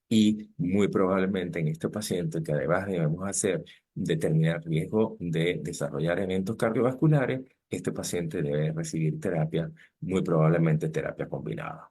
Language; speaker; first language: Spanish; native; Spanish